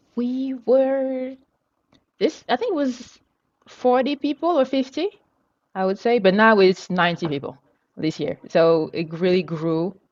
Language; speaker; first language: English; non-native, local second language; French